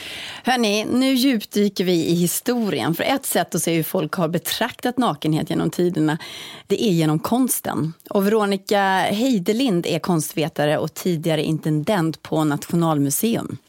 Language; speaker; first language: Swedish; native; Swedish